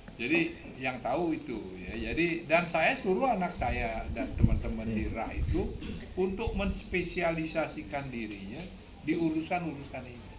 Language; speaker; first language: Indonesian; non-native, local second language; Balinese